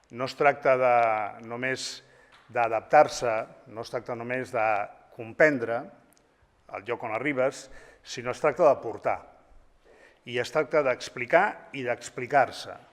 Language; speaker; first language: Catalan; native; Catalan